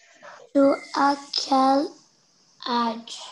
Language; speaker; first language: French; non-native, learner; Arabic